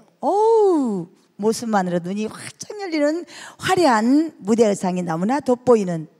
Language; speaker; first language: Korean; native; Korean